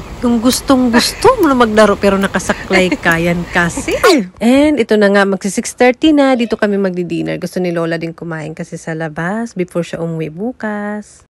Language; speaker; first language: Filipino; native; Filipino